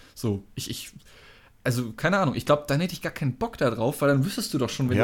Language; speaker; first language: German; native; German